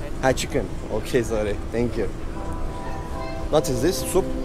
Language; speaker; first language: English; non-native, learner; Turkish